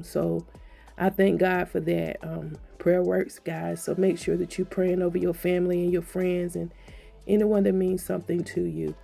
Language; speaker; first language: English; native; English